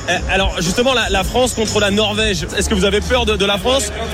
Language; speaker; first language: French; native; French